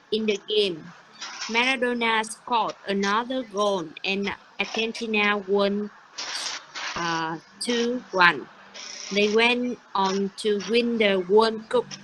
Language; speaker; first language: English; non-native, learner; Vietnamese